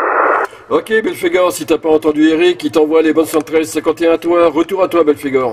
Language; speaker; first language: French; native; French